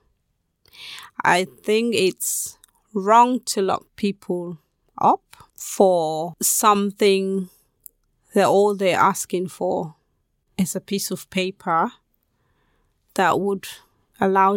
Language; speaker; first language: English; non-native, local second language; Krio